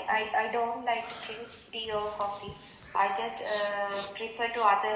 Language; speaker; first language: English; non-native, learner; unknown